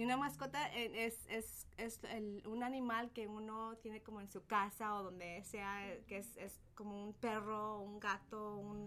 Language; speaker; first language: Spanish; early bilingual, heritage; Spanish